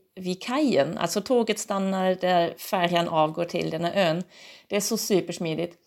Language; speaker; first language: Swedish; non-native, fluent; German